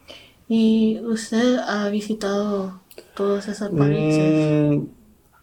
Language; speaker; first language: Spanish; non-native, learner; English